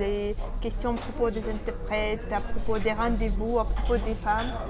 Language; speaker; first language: French; non-native, fluent; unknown